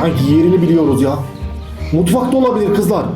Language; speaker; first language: Turkish; native; Turkish